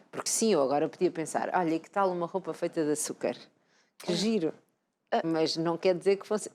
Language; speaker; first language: Portuguese; native; Portuguese